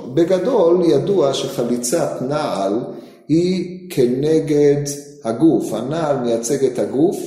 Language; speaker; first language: Hebrew; non-native, fluent; English